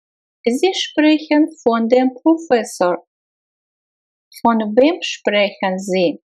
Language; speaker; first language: German; non-native, fluent; Russian